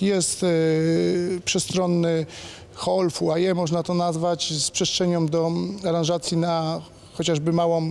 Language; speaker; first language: Polish; native; Polish